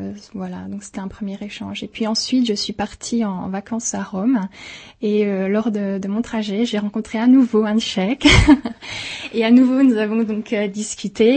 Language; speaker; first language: French; native; French